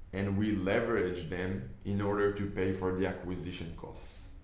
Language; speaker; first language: English; non-native, fluent; Hebrew